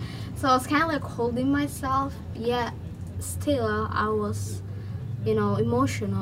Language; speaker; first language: English; non-native, local second language; Somali